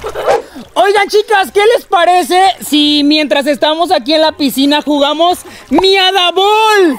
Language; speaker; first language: Spanish; native; Spanish